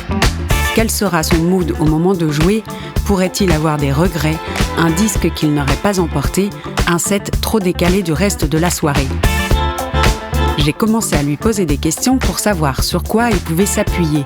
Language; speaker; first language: French; native; French